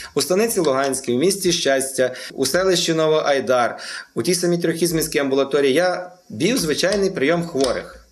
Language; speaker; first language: Ukrainian; native; Ukrainian